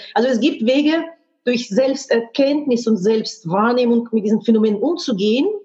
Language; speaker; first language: German; non-native, fluent; Russian